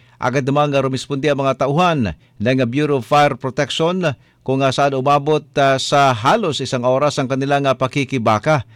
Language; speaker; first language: Filipino; non-native, local second language; Cebuano